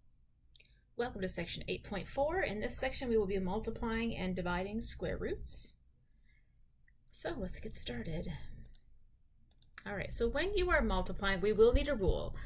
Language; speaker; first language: English; native; English